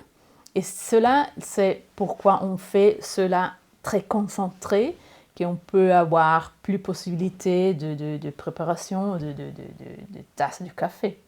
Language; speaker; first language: French; non-native, learner; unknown